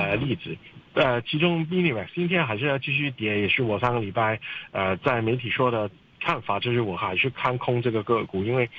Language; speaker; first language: Chinese; non-native, local second language; Cantonese